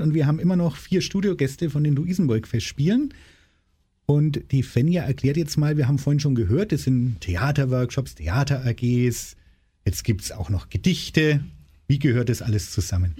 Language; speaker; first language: German; native; German